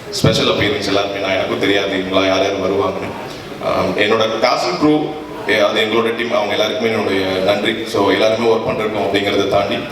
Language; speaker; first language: Tamil; native; Tamil